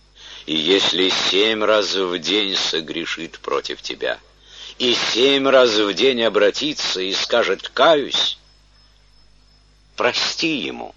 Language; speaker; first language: Russian; native; Russian